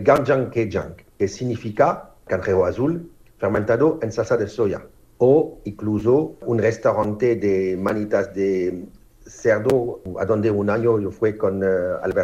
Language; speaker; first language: Spanish; non-native, fluent; French